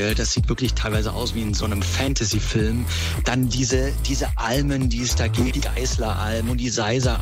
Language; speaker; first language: German; native; German